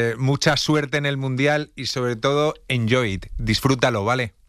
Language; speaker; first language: Spanish; native; Spanish